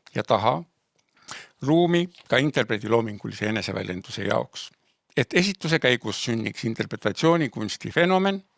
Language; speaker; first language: Estonian; native; Estonian